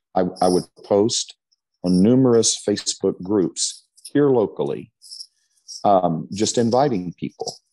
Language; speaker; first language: English; native; English